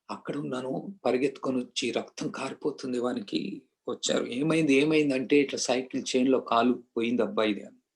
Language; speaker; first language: Telugu; non-native, local second language; Hindi